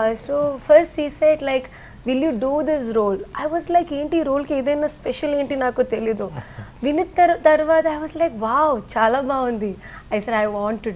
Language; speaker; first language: Telugu; non-native, learner; Malayalam